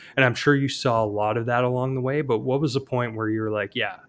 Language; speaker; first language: English; native; English